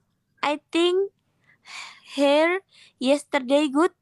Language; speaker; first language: English; non-native, learner; Indonesian